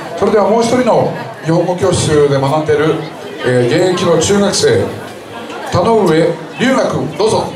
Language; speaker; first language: Japanese; native; Japanese